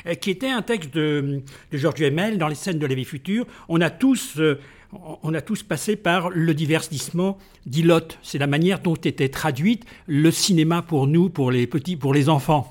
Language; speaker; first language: French; native; French